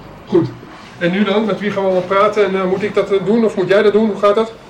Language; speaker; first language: Dutch; native; Dutch